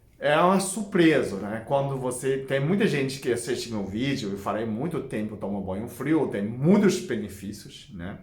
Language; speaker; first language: Portuguese; non-native, fluent; Chinese